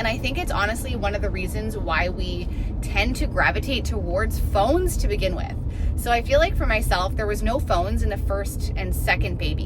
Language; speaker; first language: English; native; English